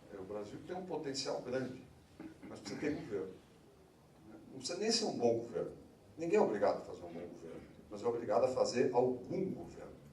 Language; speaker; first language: Portuguese; native; Portuguese